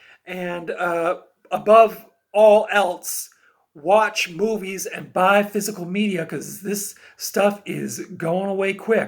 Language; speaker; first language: English; native; English